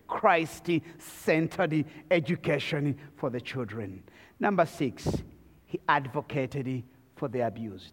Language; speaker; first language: English; non-native, local second language; Kinyarwanda